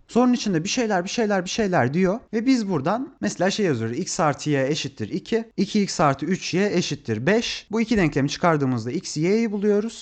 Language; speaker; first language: Turkish; native; Turkish